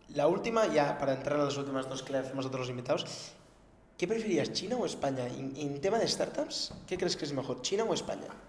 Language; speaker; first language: Spanish; native; Spanish